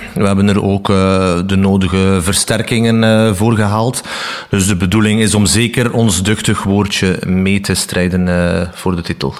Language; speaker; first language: Dutch; native; Dutch